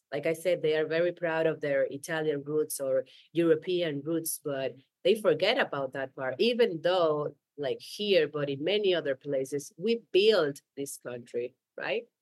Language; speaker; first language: English; non-native, fluent; Spanish